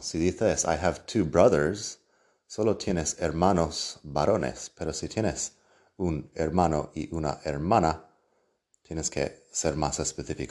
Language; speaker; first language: Spanish; non-native, fluent; English